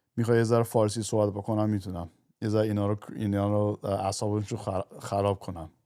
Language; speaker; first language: Persian; early bilingual, other home language; English